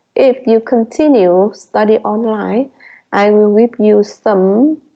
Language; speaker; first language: English; non-native, fluent; Vietnamese